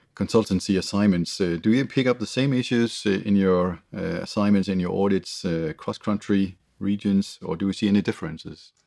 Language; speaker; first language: English; non-native, fluent; Danish